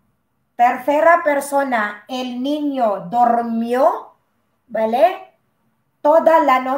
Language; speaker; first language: Spanish; non-native, learner; Filipino